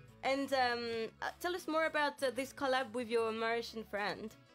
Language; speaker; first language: English; non-native, local second language; Morisyen